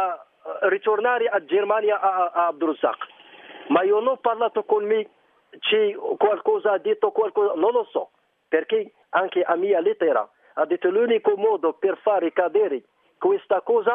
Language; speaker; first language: Italian; non-native, learner; Arabic